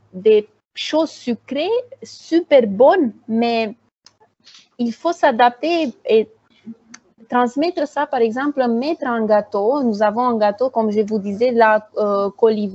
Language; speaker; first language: French; non-native, fluent; Romanian